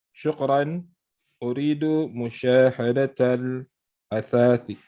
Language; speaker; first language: Arabic; non-native, learner; Indonesian